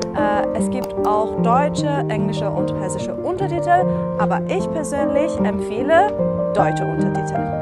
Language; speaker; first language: German; non-native, fluent; Persian